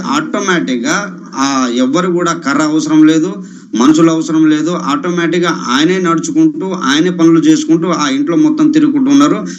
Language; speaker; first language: Telugu; non-native, local second language; Lambadi